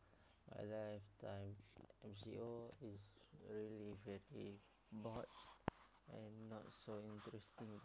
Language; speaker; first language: English; non-native, learner; Malay